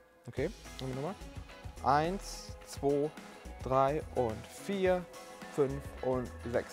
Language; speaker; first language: German; native; German